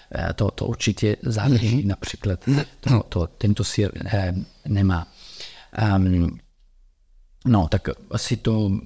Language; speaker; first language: Czech; non-native, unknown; Italian